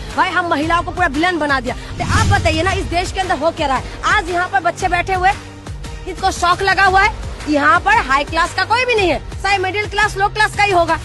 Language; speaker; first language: Hindi; non-native, local second language; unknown